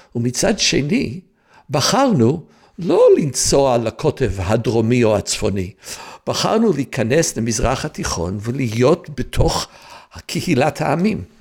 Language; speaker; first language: Hebrew; non-native, fluent; English